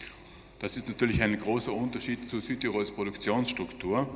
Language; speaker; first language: German; native; German